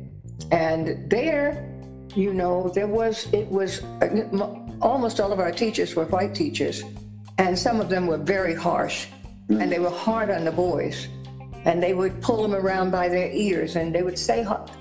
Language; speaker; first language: English; native; English